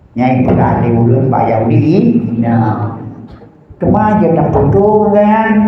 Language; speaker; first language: Malay; non-native, local second language; Achinese